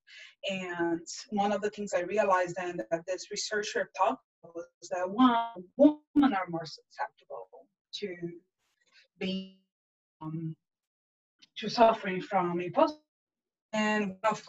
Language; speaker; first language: English; non-native, fluent; Portuguese